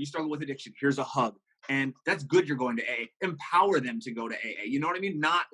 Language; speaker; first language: English; native; English